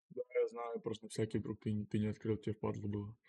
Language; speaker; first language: Russian; native; Russian